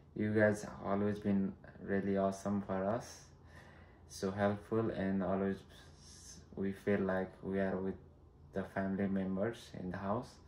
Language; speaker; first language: English; non-native, local second language; Nepali